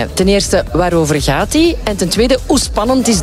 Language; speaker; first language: Dutch; native; Dutch